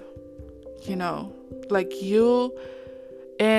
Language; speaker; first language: English; non-native, fluent; Samoan